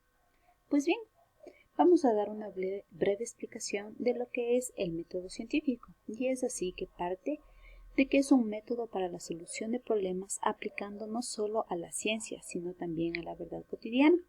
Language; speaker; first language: Spanish; native; Spanish